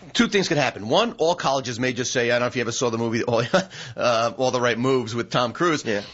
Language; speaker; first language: English; native; English